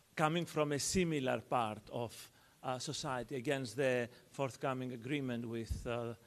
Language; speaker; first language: English; non-native, fluent; Albanian